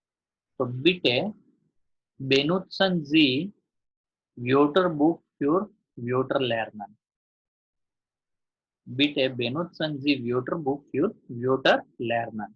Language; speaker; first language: German; non-native, learner; Gujarati